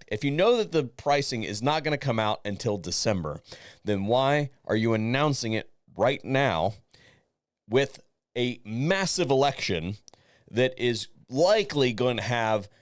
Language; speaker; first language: English; native; English